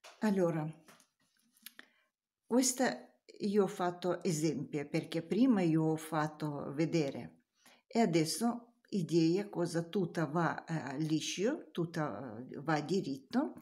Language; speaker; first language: Italian; non-native, learner; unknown